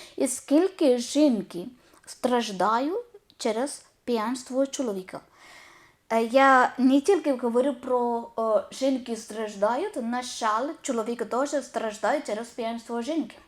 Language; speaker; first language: Ukrainian; non-native, learner; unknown